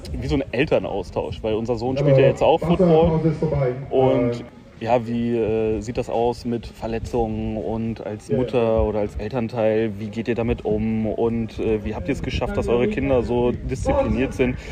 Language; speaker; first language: German; native; German